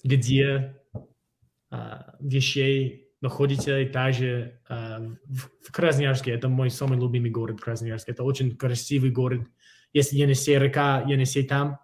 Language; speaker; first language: Russian; non-native, fluent; English